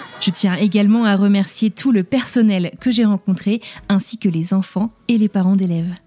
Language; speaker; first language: French; native; French